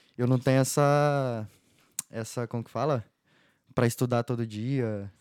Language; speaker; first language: Portuguese; native; Portuguese